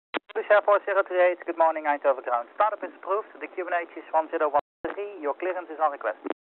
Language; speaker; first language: English; non-native, fluent; Dutch